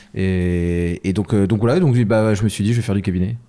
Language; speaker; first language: French; native; French